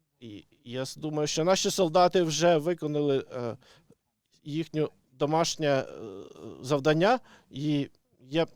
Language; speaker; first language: Ukrainian; non-native, local second language; Russian